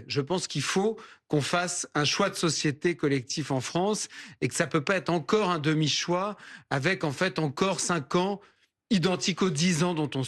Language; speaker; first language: French; native; French